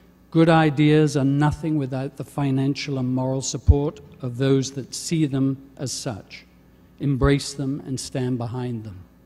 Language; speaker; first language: English; native; English